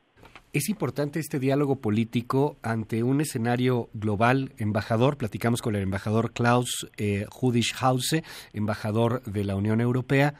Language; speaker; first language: Spanish; native; Spanish